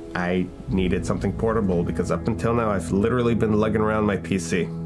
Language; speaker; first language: English; early bilingual, other home language; Hebrew